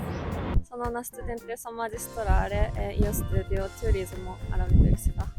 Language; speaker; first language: Italian; non-native, learner; Japanese